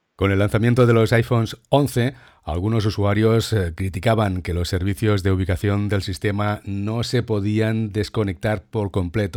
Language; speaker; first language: Spanish; native; Spanish